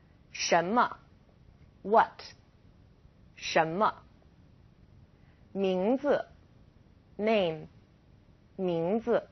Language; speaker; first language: Chinese; non-native, fluent; English